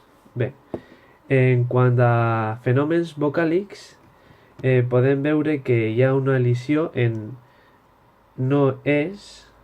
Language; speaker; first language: Catalan; non-native, local second language; Spanish